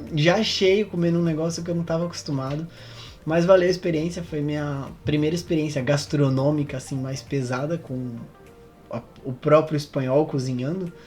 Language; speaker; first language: Portuguese; native; Portuguese